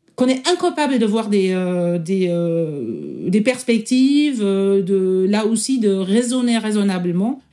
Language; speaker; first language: French; non-native, fluent; German